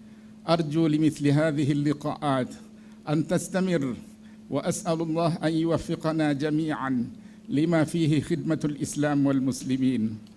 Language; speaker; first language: Arabic; non-native, fluent; Malay